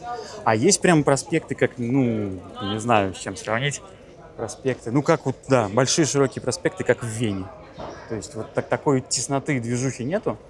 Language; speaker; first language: Russian; native; Russian